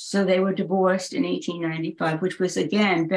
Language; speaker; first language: English; native; English